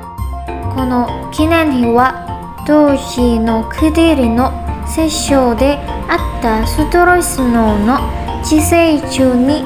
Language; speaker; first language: Japanese; non-native, learner; Indonesian